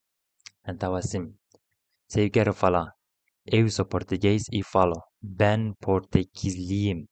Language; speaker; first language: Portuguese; non-native, learner; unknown